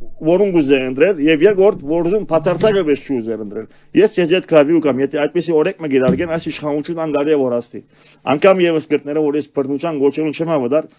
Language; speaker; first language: Armenian; early bilingual, heritage; Armenian